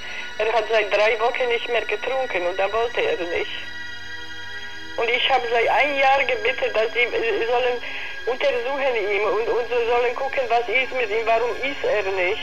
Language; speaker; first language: German; non-native, learner; Polish